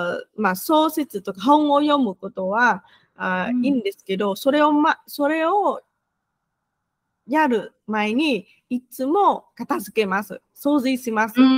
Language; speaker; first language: Japanese; non-native, fluent; Vietnamese